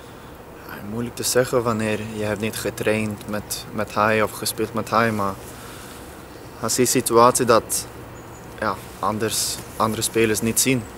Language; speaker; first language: Dutch; non-native, learner; Swedish